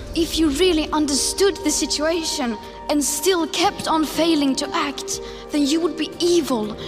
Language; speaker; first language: English; non-native, fluent; Norwegian